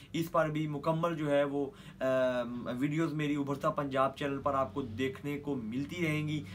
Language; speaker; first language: Urdu; non-native, local second language; Punjabi